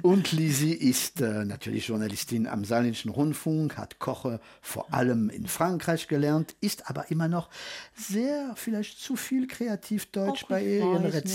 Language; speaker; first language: German; non-native, fluent; French